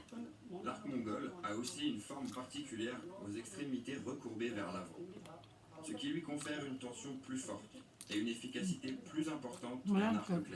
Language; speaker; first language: French; native; French